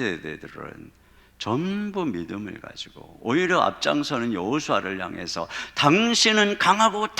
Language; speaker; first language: Korean; native; Korean